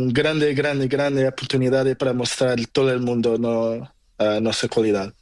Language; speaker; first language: Spanish; non-native, learner; Portuguese